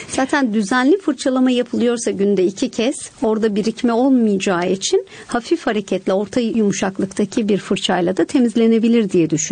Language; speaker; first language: Turkish; native; Turkish